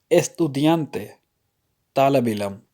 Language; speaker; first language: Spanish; non-native, fluent; Urdu